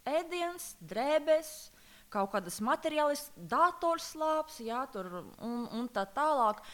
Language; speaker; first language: Latvian; non-native, local second language; Russian